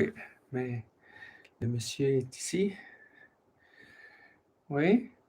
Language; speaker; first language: French; non-native, learner; English